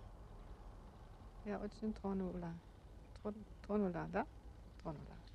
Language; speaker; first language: Russian; non-native, learner; German